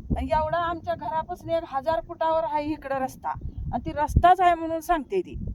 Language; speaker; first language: Marathi; native; Marathi